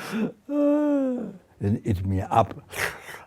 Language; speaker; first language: English; non-native, fluent; Sherpa